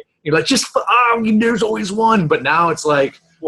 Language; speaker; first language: English; native; English